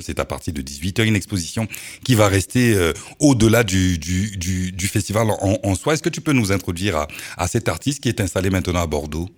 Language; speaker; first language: French; native; French